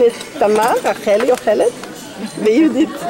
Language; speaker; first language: Hebrew; non-native, fluent; English